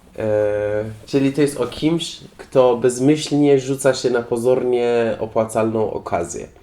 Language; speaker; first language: Polish; non-native, fluent; Persian